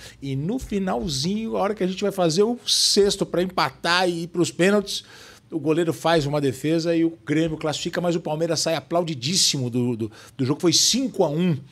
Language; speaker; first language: Portuguese; native; Portuguese